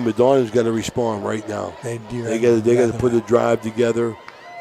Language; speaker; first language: English; native; English